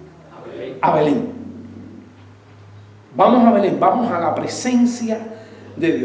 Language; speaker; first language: Spanish; native; Spanish